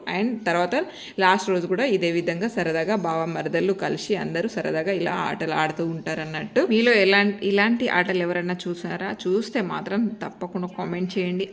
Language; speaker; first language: Telugu; non-native, local second language; Lambadi